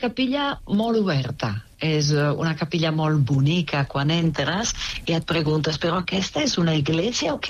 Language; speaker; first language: Catalan; non-native, fluent; Italian